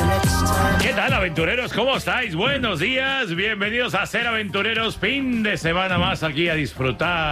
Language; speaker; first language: Spanish; native; Spanish